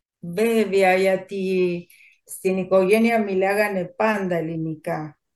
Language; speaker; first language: Greek; early bilingual, heritage; Spanish